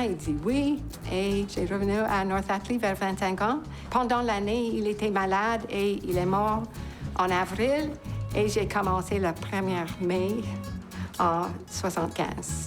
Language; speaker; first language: French; non-native, local second language; English